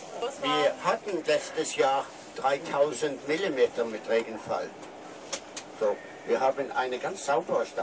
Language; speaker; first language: German; non-native, fluent; Norwegian